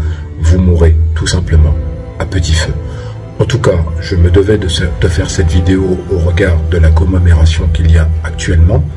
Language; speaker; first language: French; native; French